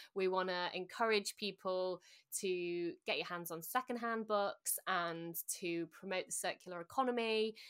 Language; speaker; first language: English; native; English